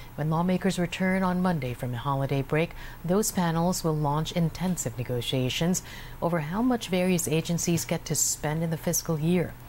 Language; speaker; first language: English; non-native, local second language; Filipino